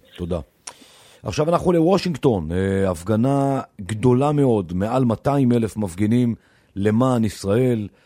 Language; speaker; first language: Hebrew; native; Hebrew